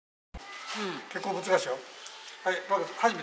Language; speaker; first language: Japanese; native; Japanese